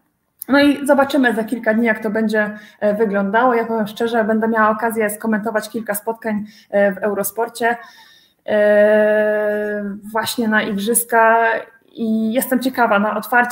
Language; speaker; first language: Polish; native; Polish